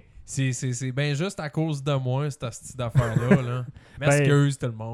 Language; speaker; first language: French; native; French